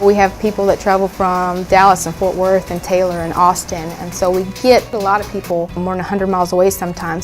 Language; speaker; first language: English; native; English